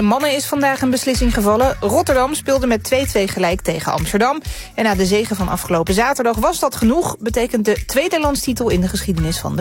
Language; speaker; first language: Dutch; native; Dutch